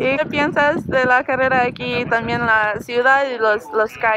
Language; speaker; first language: Spanish; non-native, learner; English